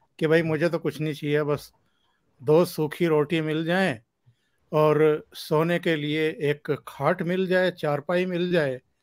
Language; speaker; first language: Hindi; native; Hindi